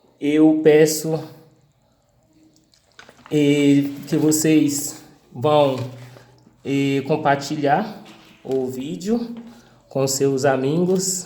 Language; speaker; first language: Portuguese; non-native, fluent; Haitian Creole